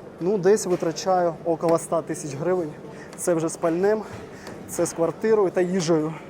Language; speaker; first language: Ukrainian; non-native, local second language; Russian